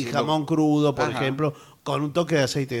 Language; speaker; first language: Spanish; native; Spanish